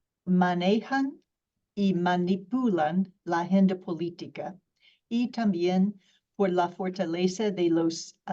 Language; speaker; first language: Spanish; non-native, fluent; English